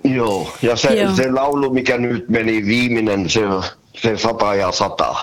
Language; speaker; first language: Finnish; early bilingual, heritage; Swedish